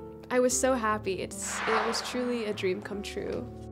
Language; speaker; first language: English; native; English